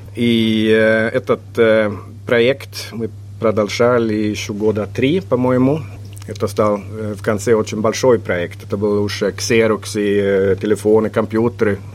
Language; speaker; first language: Russian; non-native, fluent; Swedish